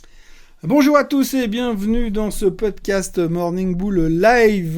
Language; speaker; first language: French; native; French